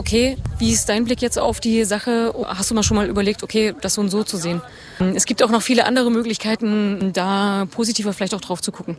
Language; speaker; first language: German; native; German